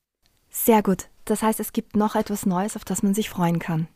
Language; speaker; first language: German; native; German